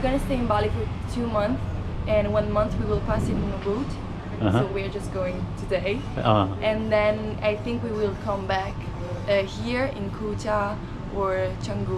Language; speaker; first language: English; non-native, fluent; Italian